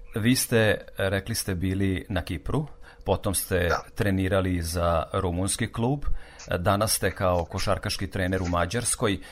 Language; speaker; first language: Serbian; native; Serbian